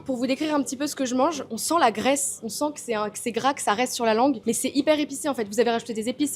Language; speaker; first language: French; native; French